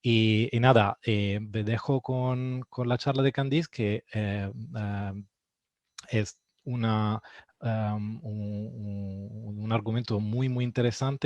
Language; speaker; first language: Spanish; non-native, fluent; Italian